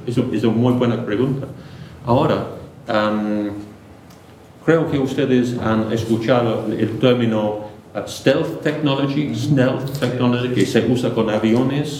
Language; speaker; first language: Spanish; non-native, fluent; English